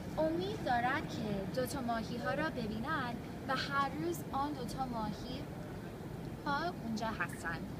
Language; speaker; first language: Persian; early bilingual, heritage; English